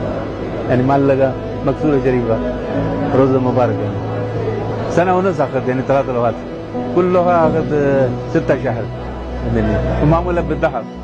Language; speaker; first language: Arabic; non-native, fluent; Urdu